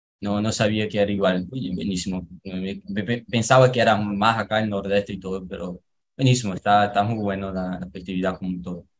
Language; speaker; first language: Spanish; non-native, fluent; Portuguese